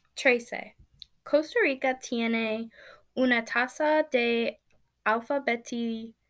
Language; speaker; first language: Spanish; non-native, learner; English